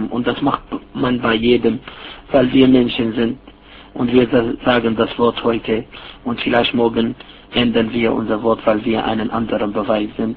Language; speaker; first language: German; non-native, fluent; Arabic